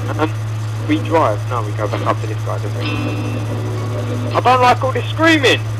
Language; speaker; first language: English; native; English